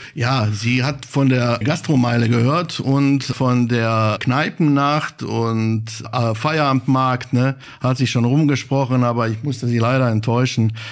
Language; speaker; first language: German; non-native, fluent; Bosnian